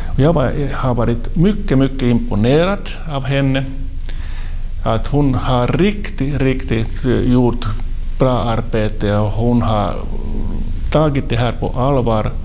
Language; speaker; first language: Swedish; non-native, local second language; Finnish